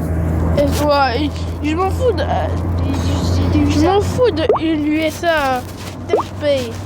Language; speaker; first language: French; native; French